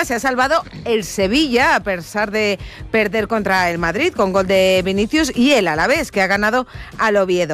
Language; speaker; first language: Spanish; native; Spanish